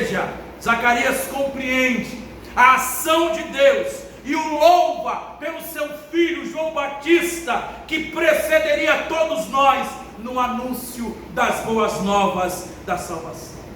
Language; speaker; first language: Portuguese; native; Portuguese